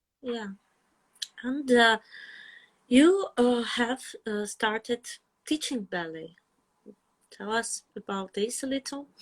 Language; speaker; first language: English; non-native, fluent; Russian